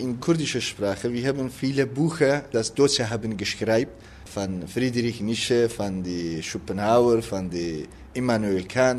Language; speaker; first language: German; non-native, learner; Kurdish